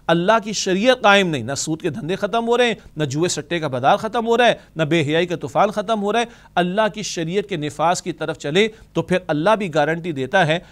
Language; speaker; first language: Urdu; native; Urdu